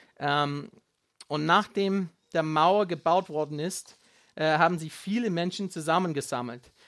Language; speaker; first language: German; non-native, fluent; Afrikaans